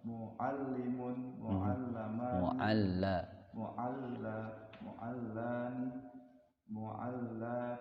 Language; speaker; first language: Arabic; non-native, learner; Indonesian